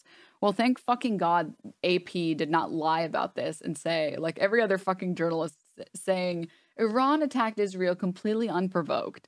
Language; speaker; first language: English; native; English